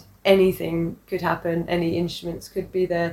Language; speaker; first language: English; native; English